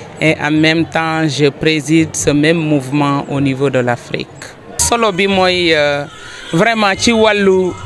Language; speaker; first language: Wolof; non-native, local second language; Jola-Fonyi